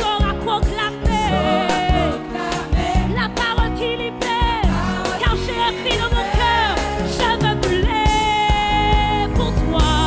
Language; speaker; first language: French; native; French